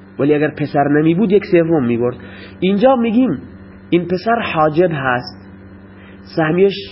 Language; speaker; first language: Persian; non-native, local second language; Baluchi